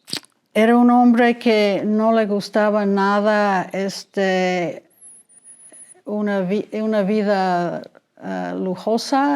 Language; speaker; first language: Spanish; non-native, fluent; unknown